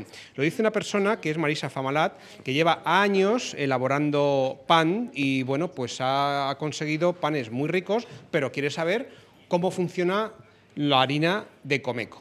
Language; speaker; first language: Spanish; native; Spanish